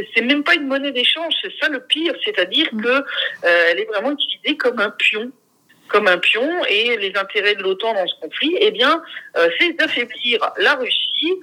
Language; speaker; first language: French; native; French